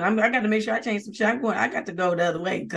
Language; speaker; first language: English; native; English